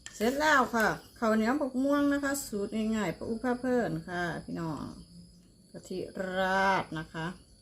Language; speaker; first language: Thai; native; Thai